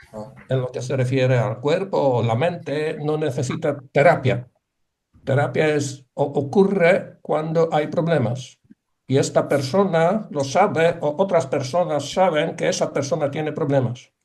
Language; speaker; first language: Spanish; non-native, fluent; Polish